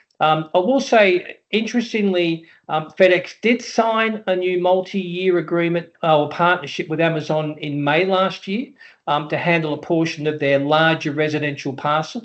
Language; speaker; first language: English; native; English